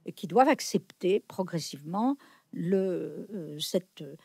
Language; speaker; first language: French; native; French